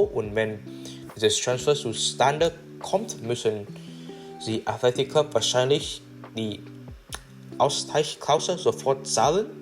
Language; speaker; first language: German; non-native, learner; English